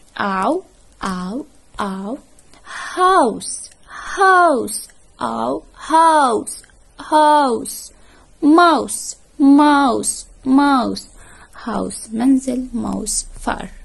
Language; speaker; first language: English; non-native, fluent; Arabic